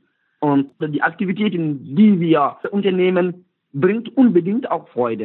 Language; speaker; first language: German; non-native, learner; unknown